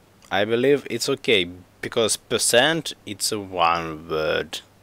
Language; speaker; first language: English; non-native, learner; Russian